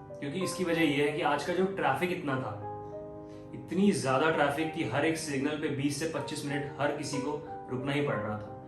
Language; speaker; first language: Hindi; non-native, local second language; Nepali